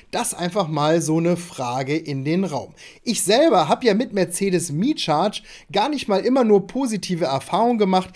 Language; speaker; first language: German; native; German